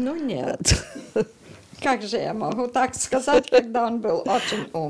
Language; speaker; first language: Russian; early bilingual, heritage; Russian